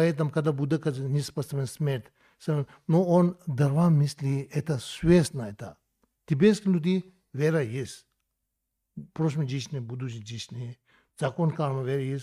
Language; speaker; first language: Russian; non-native, learner; Tibetan